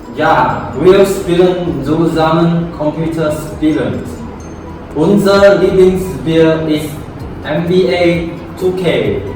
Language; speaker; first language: German; non-native, learner; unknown